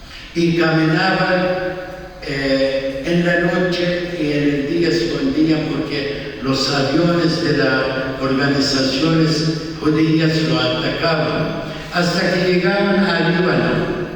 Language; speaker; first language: Spanish; non-native, fluent; Arabic